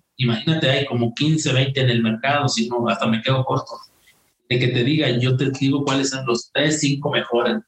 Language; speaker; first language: Spanish; native; Spanish